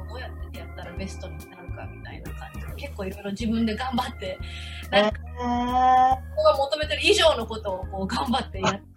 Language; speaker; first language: Japanese; native; Japanese